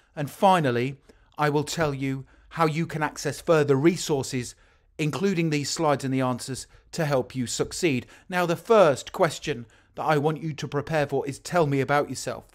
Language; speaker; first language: English; native; English